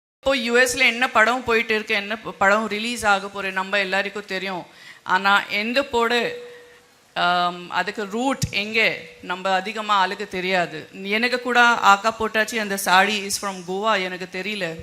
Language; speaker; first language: Tamil; non-native, fluent; Gujarati